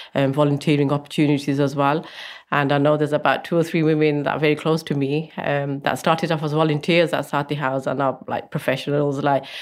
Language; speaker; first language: English; native; English